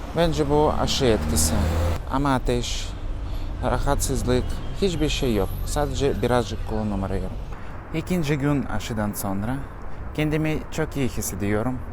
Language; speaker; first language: Turkish; non-native, learner; Russian